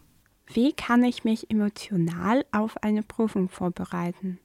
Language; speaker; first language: German; non-native, fluent; Russian